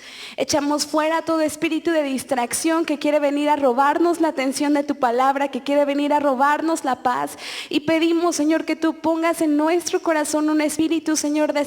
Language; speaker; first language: Spanish; native; Spanish